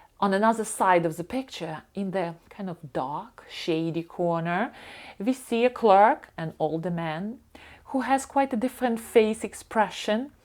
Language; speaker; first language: English; non-native, fluent; Ukrainian